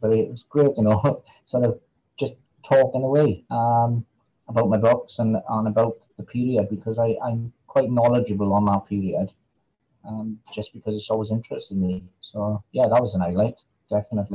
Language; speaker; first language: English; native; English